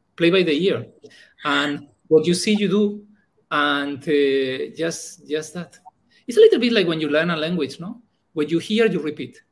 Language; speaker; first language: English; non-native, fluent; Spanish